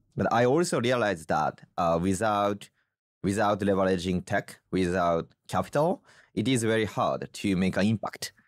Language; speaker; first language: English; non-native, fluent; Japanese